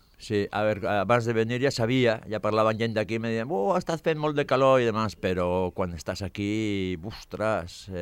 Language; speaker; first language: Catalan; non-native, fluent; Basque